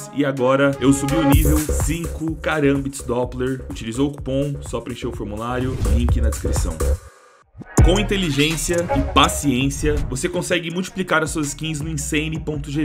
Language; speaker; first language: Portuguese; native; Portuguese